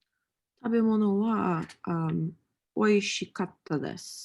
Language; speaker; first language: Japanese; non-native, learner; English